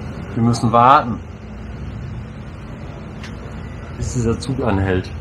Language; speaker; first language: German; native; German